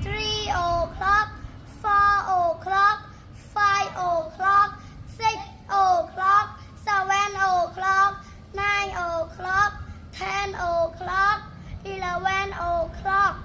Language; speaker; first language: English; non-native, learner; Khmer